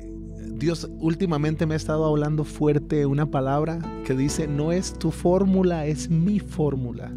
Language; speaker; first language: Spanish; native; Spanish